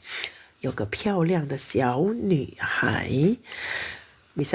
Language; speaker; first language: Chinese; non-native, fluent; Indonesian